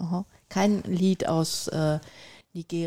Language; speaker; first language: German; native; German